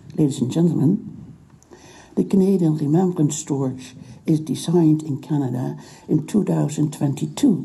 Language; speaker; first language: English; non-native, fluent; Dutch